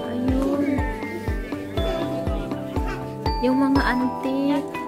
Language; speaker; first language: Filipino; native; Filipino